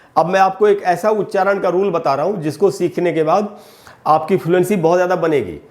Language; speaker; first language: Hindi; native; Hindi